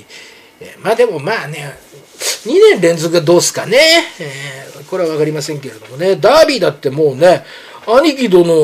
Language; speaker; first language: Japanese; native; Japanese